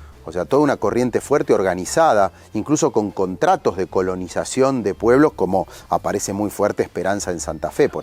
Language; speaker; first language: Spanish; native; Spanish